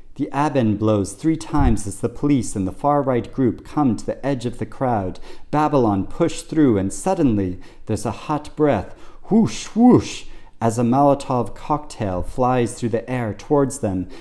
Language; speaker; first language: English; native; English